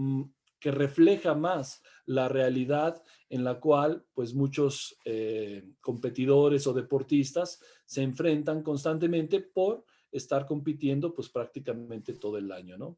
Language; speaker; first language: Spanish; native; Spanish